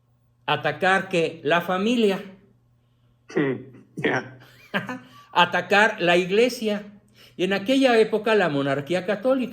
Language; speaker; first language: Spanish; native; Spanish